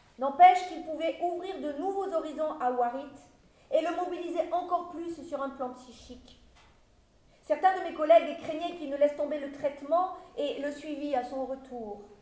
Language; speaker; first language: French; native; French